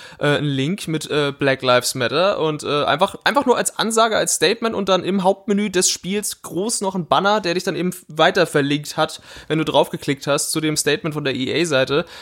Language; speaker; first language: German; native; German